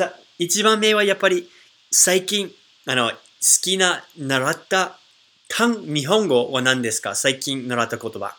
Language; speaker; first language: Japanese; non-native, fluent; English